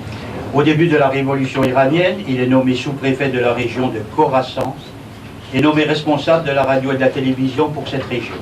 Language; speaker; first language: French; native; French